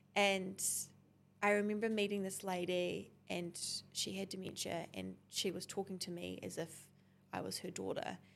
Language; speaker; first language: English; native; English